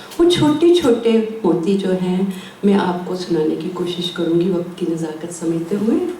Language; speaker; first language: Hindi; native; Hindi